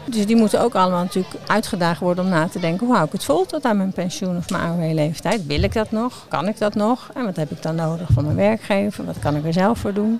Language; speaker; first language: Dutch; native; Dutch